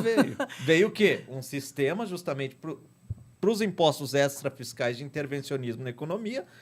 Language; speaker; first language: Portuguese; native; Portuguese